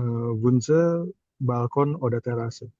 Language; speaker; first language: German; non-native, learner; Indonesian